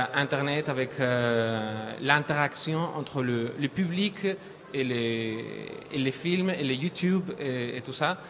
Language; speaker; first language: French; non-native, fluent; Spanish